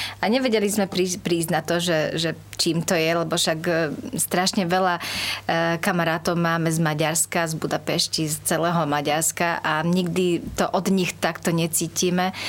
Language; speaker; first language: Slovak; non-native, local second language; Hungarian